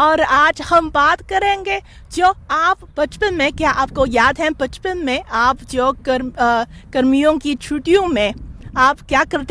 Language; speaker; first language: Hindi; non-native, fluent; Chinese